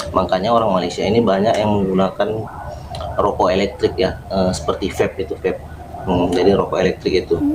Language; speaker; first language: Indonesian; native; Indonesian